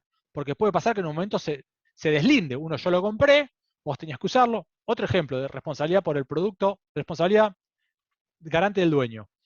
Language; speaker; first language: Spanish; native; Spanish